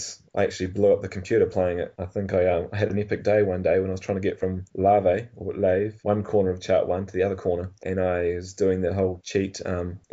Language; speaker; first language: English; native; English